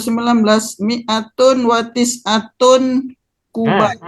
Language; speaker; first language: Arabic; non-native, learner; Malay